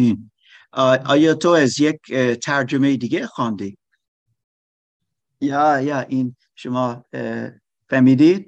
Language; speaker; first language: Persian; non-native, fluent; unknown